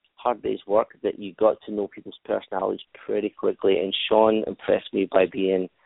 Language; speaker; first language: English; native; English